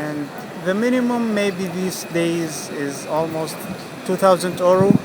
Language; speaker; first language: English; non-native, fluent; Arabic